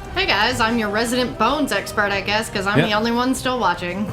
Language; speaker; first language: English; native; English